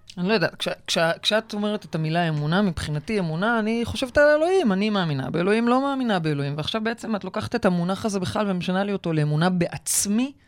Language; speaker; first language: Hebrew; native; Hebrew